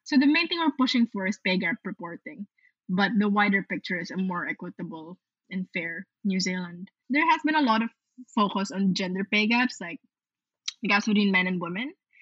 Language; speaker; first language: English; non-native, local second language; Filipino